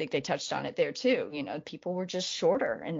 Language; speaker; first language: English; native; English